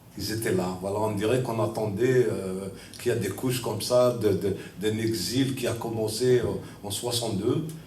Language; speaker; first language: French; non-native, local second language; Kabyle